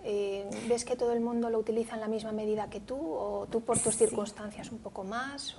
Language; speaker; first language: Spanish; native; Spanish